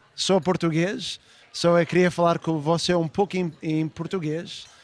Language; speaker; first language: Portuguese; early bilingual, heritage; Portuguese